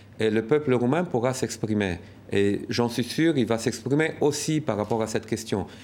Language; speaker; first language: French; non-native, fluent; Romanian